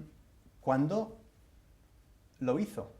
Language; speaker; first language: Spanish; non-native, fluent; English